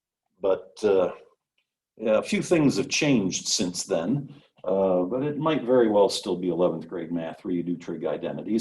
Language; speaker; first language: English; native; English